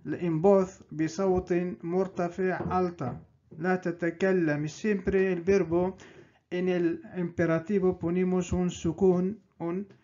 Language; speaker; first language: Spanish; non-native, fluent; Arabic